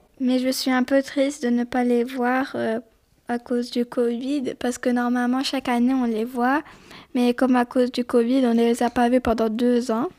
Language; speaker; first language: French; early bilingual, other home language; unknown